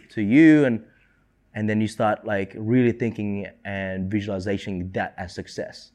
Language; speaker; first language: English; early bilingual, other home language; Indonesian